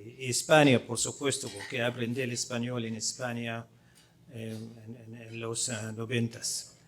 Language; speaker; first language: Spanish; non-native, fluent; Arabic